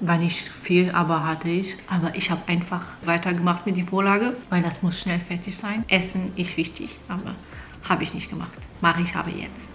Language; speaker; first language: German; non-native, fluent; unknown